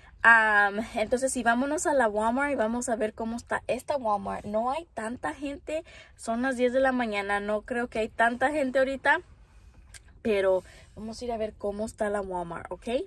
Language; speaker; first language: Spanish; early bilingual, heritage; Spanish